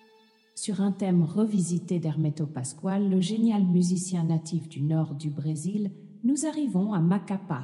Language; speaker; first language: French; native; French